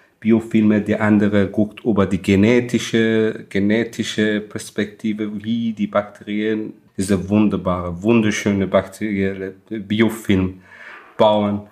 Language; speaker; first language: German; non-native, fluent; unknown